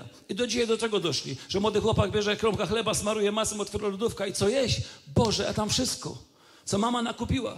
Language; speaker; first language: Polish; native; Polish